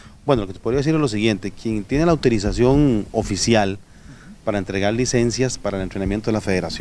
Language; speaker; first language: Spanish; native; Spanish